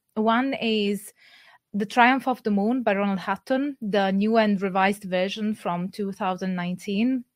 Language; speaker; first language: English; non-native, fluent; Italian